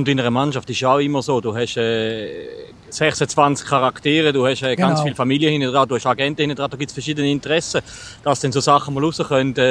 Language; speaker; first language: German; native; German